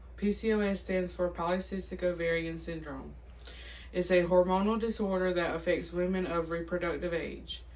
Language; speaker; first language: English; native; English